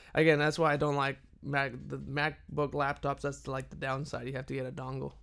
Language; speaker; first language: English; non-native, fluent; Spanish